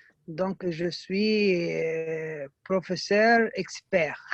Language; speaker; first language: French; non-native, fluent; Arabic